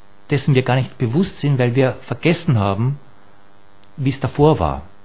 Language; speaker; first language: German; native; German